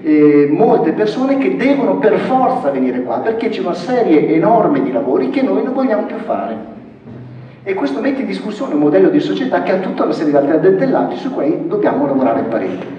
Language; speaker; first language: Italian; native; Italian